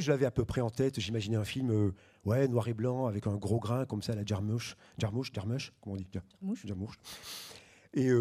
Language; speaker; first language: French; native; French